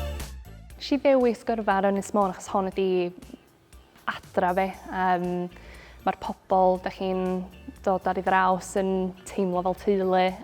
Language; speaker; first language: Welsh; native; Welsh